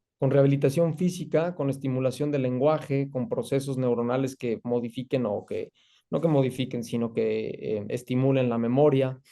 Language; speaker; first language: Spanish; native; Spanish